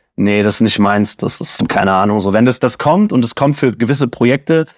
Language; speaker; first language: German; native; German